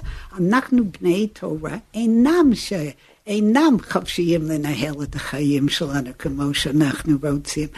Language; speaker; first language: Hebrew; non-native, fluent; English